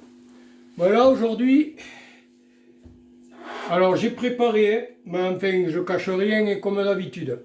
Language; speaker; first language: French; native; French